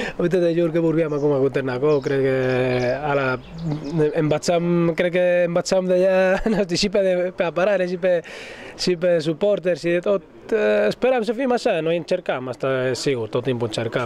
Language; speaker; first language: Romanian; non-native, fluent; Arabic